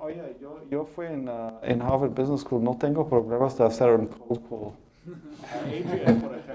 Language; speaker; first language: Spanish; non-native, fluent; English